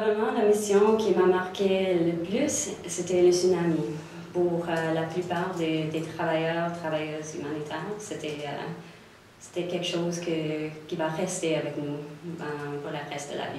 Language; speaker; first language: French; non-native, local second language; English